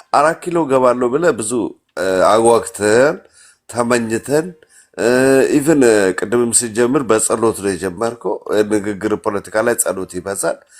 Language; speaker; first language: Amharic; non-native, local second language; Oromo